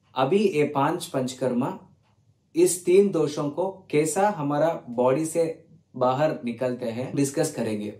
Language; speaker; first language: Hindi; non-native, learner; Tamil